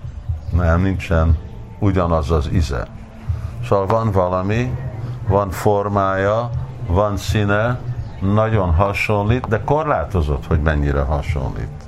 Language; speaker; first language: Hungarian; early bilingual, heritage; Hungarian